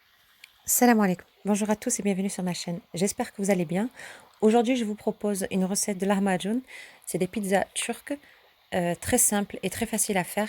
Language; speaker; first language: French; early bilingual, other home language; Turkish